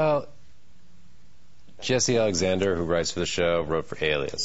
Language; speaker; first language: English; native; English